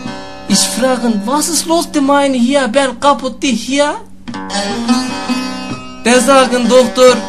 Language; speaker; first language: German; non-native, learner; Turkish